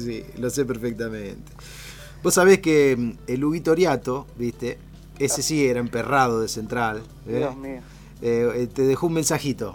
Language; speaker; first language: Spanish; native; Spanish